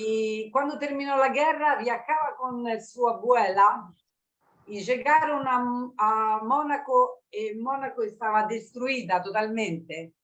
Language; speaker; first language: Spanish; non-native, learner; Italian